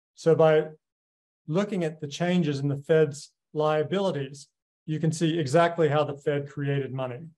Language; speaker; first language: English; native; English